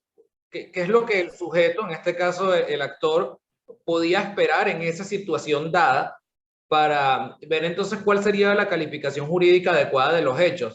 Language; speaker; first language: Spanish; native; Spanish